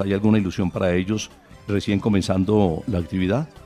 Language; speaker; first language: Spanish; native; Spanish